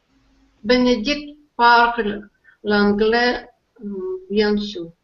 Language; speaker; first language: French; non-native, learner; Russian